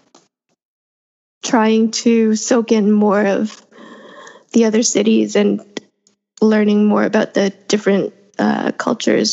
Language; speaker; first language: English; native; English